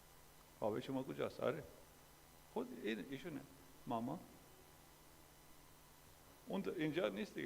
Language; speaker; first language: Persian; non-native, fluent; Urdu